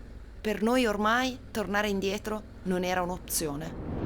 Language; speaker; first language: Italian; native; Italian